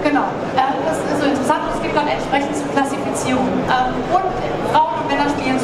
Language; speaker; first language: German; native; German